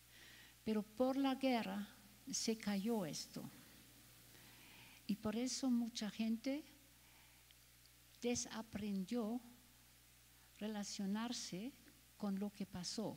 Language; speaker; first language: Spanish; non-native, fluent; German